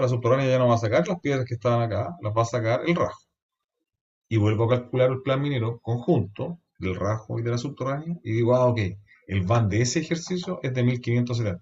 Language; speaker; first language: Spanish; native; Spanish